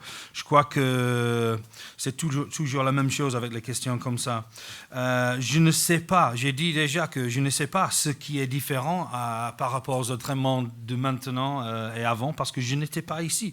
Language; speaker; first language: French; non-native, fluent; English